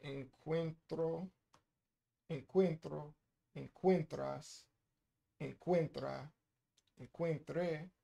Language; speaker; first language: Spanish; non-native, learner; English